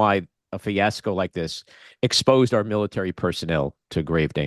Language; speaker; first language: English; native; English